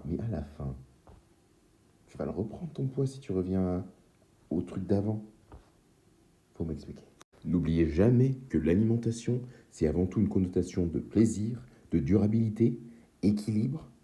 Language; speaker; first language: French; native; French